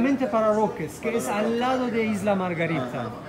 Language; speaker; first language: Spanish; non-native, fluent; German